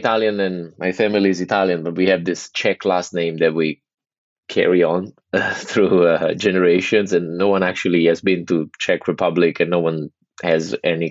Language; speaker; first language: English; non-native, fluent; Italian